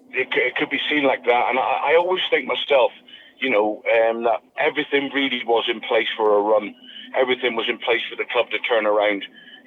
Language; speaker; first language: English; native; English